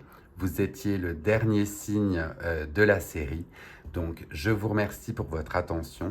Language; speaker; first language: French; native; French